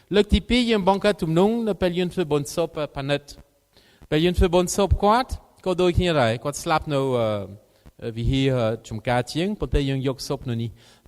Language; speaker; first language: Khmer; non-native, fluent; French